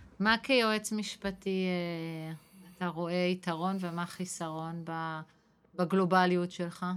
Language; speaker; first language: Hebrew; native; Hebrew